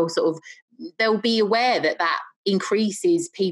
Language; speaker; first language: English; native; English